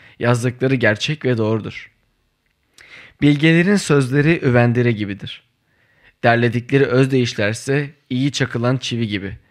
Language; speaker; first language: Turkish; native; Turkish